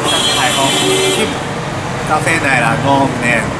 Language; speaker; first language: Vietnamese; non-native, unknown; Japanese